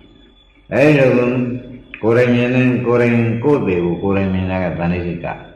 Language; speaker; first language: Burmese; native; Burmese